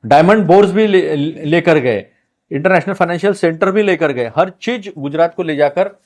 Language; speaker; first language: Hindi; non-native, local second language; Marathi